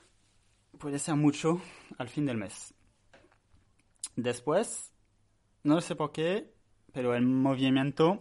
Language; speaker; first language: Spanish; non-native, learner; French